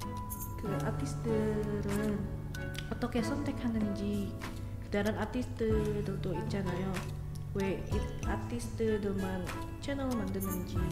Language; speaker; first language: Korean; non-native, local second language; Indonesian